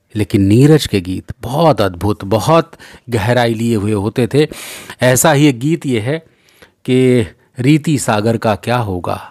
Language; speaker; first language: Hindi; native; Hindi